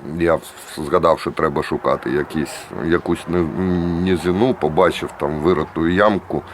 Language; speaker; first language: Ukrainian; native; Ukrainian